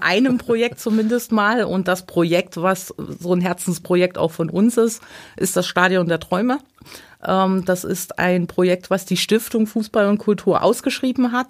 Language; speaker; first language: German; native; German